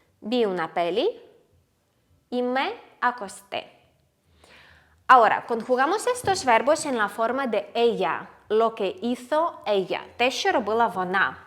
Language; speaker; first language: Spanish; non-native, fluent; Ukrainian